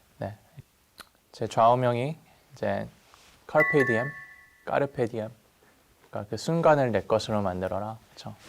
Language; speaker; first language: Korean; native; Korean